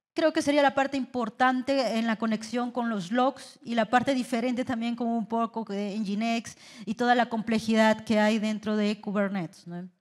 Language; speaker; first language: Spanish; native; Spanish